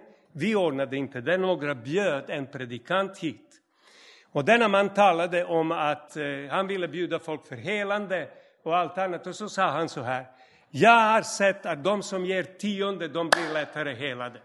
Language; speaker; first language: Swedish; non-native, fluent; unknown